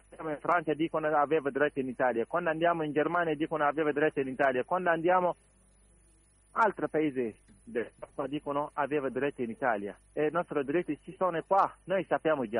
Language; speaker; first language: Italian; non-native, learner; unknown